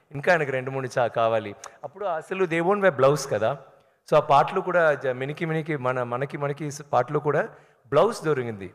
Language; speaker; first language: Telugu; non-native, learner; Tamil